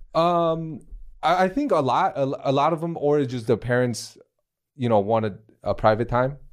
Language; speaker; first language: English; non-native, fluent; Chinese